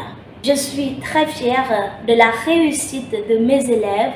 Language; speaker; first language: French; non-native, local second language; Khmer